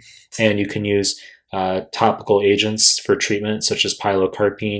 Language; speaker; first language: English; native; English